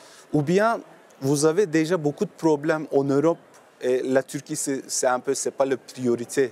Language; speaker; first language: French; non-native, learner; Turkish